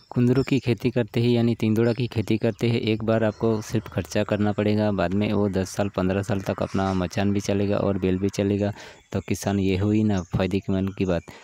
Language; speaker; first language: Hindi; non-native, local second language; Gujarati